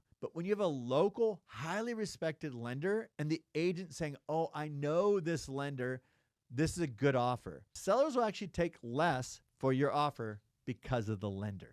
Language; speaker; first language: English; native; English